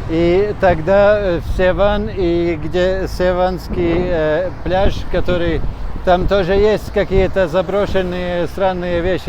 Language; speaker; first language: Russian; non-native, fluent; Latvian